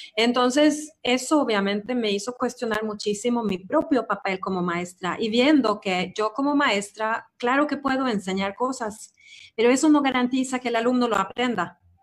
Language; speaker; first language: Spanish; non-native, fluent; Swedish